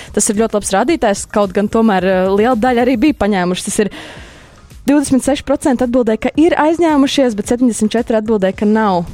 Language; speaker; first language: Latvian; native; Latvian